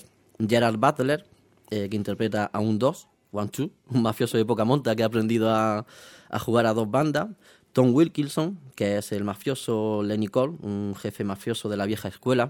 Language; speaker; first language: Spanish; native; Spanish